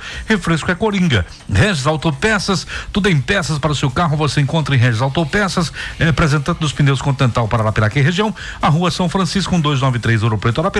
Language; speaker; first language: Portuguese; native; Portuguese